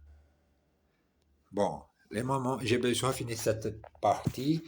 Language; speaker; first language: French; non-native, learner; Portuguese